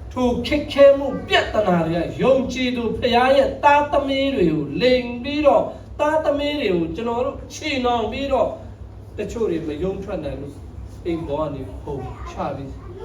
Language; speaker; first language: Burmese; non-native, local second language; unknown